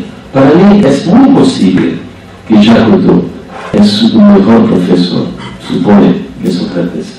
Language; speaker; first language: Spanish; non-native, fluent; French